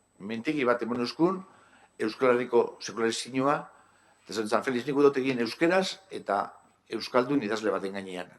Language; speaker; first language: Basque; native; Basque